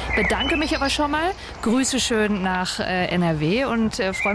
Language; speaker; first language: German; native; German